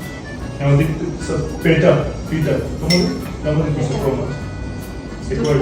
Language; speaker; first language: French; non-native, learner; Hindi